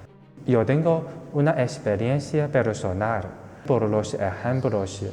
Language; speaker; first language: Spanish; non-native, fluent; Chinese